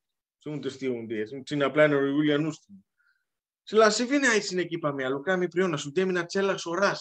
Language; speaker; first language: Romanian; non-native, learner; Greek